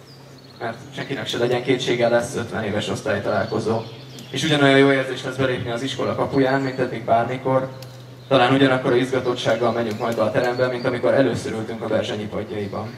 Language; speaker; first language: Hungarian; native; Hungarian